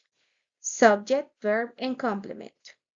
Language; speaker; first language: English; non-native, fluent; Spanish